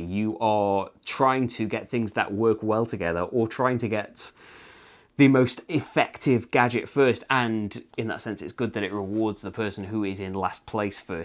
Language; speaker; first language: English; native; English